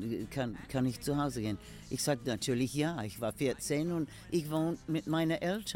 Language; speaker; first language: German; non-native, learner; English